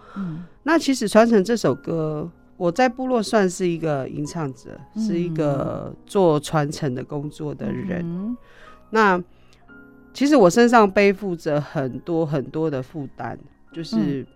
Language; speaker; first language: Chinese; non-native, local second language; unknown